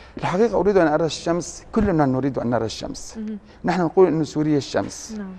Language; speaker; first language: Arabic; native; Arabic